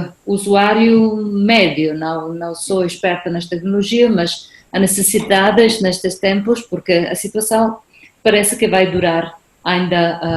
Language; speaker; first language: Portuguese; non-native, fluent; Spanish